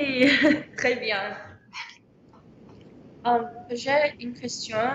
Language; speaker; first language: French; non-native, learner; English